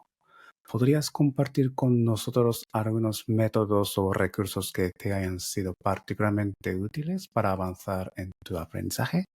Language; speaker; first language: Spanish; non-native, fluent; Japanese